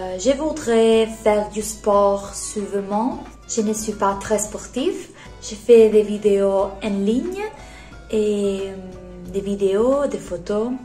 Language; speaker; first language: French; non-native, learner; Polish